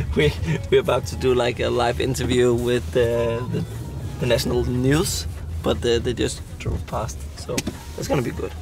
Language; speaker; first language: English; non-native, fluent; Danish